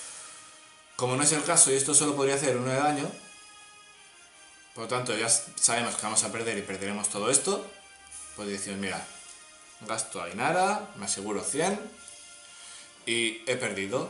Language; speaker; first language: Spanish; native; Spanish